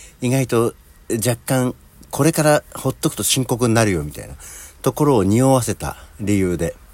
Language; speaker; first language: Japanese; native; Japanese